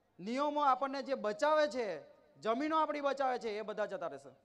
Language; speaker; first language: Gujarati; non-native, local second language; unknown